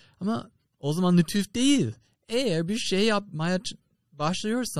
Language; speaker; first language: Turkish; non-native, fluent; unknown